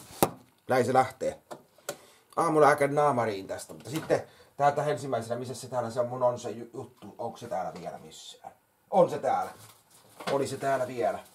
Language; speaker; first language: Finnish; native; Finnish